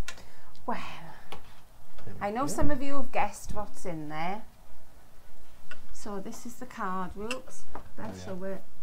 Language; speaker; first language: English; native; English